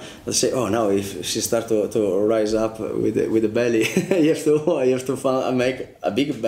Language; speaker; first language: English; non-native, learner; Italian